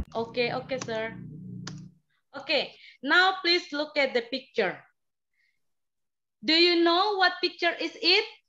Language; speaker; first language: English; non-native, learner; Indonesian